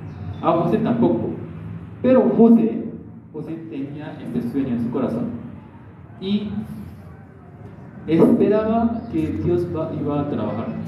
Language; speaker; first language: Spanish; non-native, learner; Korean